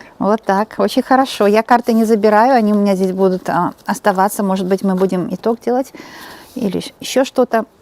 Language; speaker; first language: Russian; native; Russian